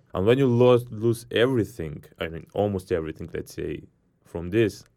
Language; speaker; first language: English; non-native, fluent; Bulgarian